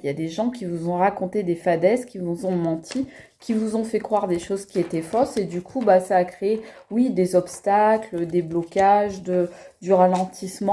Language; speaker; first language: French; native; French